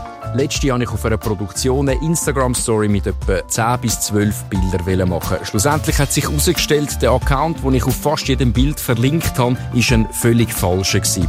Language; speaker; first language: German; native; German